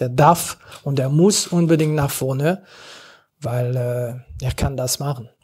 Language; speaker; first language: German; non-native, fluent; French